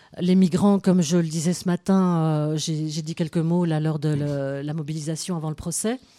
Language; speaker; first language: French; native; French